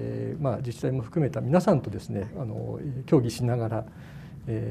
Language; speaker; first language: Japanese; native; Japanese